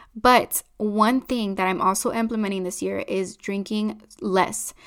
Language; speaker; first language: English; non-native, fluent; Spanish